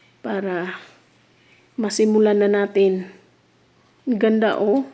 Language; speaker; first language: Filipino; native; Filipino